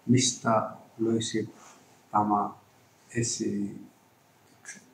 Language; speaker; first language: Finnish; non-native, learner; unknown